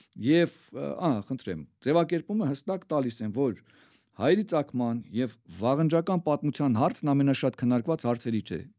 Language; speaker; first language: Armenian; native; Armenian